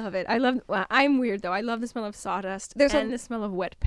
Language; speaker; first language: English; native; English